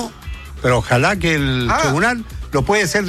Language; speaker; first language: Spanish; native; Spanish